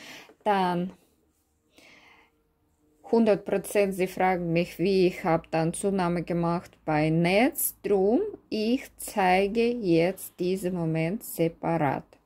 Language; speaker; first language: German; non-native, learner; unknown